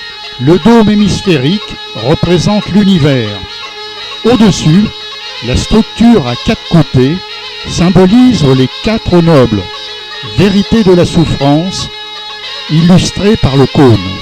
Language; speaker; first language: French; native; French